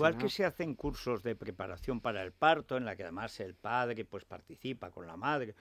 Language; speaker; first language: Spanish; native; Spanish